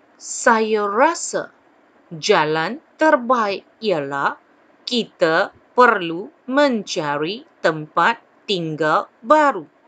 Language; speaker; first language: Malay; non-native, local second language; Chinese